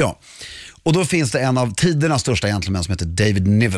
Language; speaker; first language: Swedish; native; Swedish